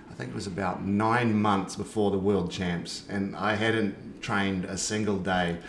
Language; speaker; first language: English; native; English